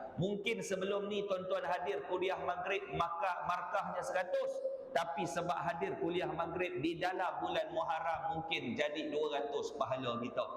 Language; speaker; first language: Malay; native; Malay